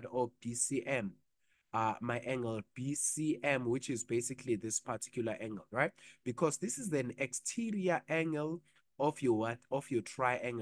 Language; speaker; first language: English; non-native, local second language; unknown